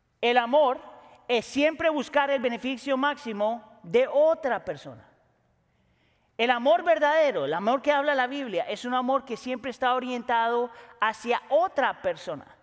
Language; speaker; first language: Spanish; native; Spanish